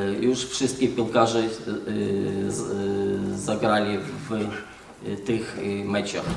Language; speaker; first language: Polish; non-native, learner; Ukrainian